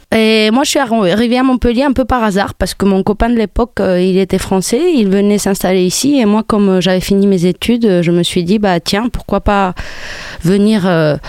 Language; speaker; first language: French; non-native, fluent; Spanish